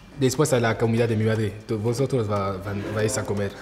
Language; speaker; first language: Spanish; non-native, learner; French